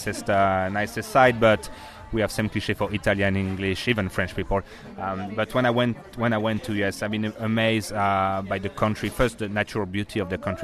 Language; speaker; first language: English; non-native, fluent; French